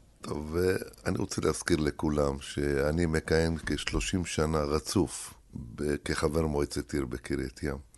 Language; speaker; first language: Hebrew; early bilingual, other home language; Arabic